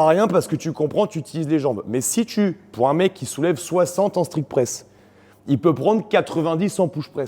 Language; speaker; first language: French; native; French